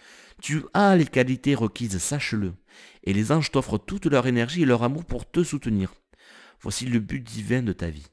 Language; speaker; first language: French; native; French